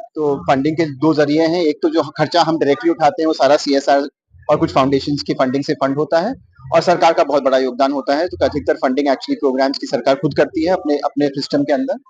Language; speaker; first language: Hindi; native; Hindi